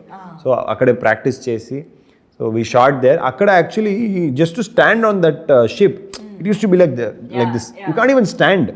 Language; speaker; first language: Telugu; non-native, learner; Kannada